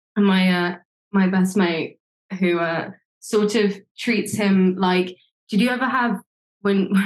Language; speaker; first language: English; native; English